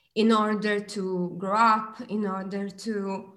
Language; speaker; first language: English; non-native, fluent; Italian